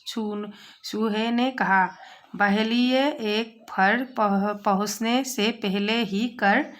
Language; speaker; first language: Hindi; non-native, local second language; Assamese